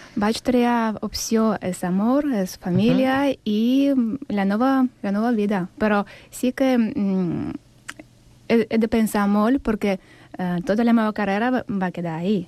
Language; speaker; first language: Catalan; non-native, learner; Russian